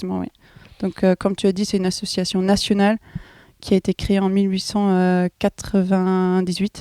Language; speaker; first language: French; non-native, fluent; German